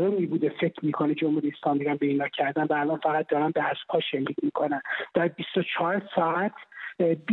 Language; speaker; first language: Persian; non-native, local second language; Central Kurdish